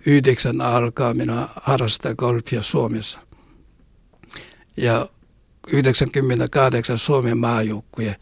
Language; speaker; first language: Finnish; non-native, learner; Korean